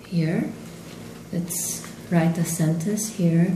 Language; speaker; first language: English; non-native, fluent; Korean